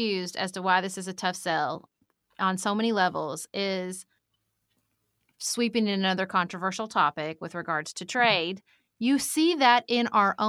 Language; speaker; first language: English; native; English